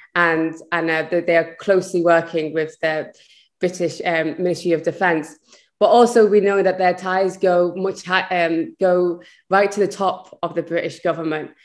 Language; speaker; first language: English; native; English